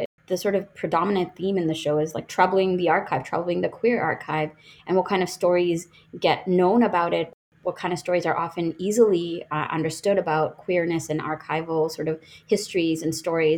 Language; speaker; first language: English; non-native, local second language; Bangla